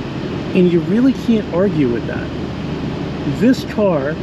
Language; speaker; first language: English; native; English